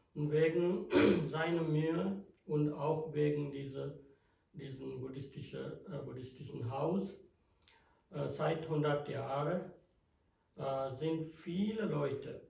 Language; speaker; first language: German; non-native, fluent; Sinhala